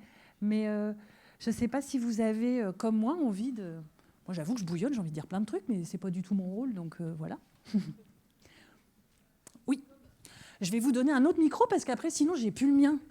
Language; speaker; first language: French; native; French